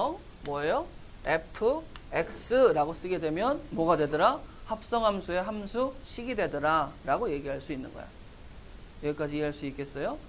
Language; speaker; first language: Korean; native; Korean